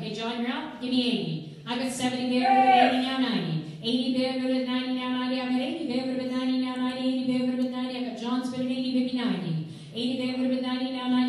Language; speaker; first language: English; native; English